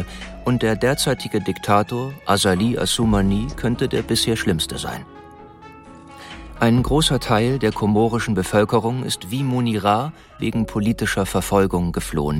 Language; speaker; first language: German; native; German